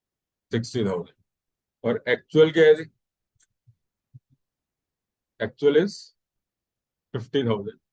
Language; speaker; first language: Hindi; native; Hindi